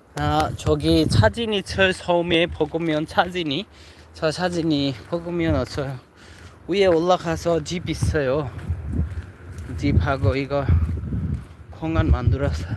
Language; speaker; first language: Korean; non-native, learner; Bangla